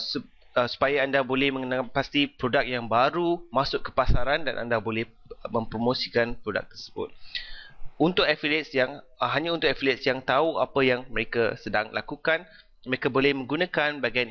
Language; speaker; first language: Malay; native; Malay